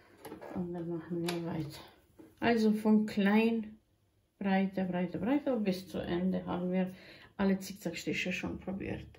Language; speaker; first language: German; non-native, fluent; Croatian